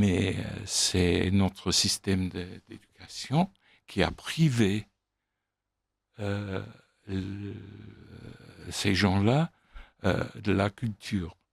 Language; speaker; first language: French; non-native, fluent; English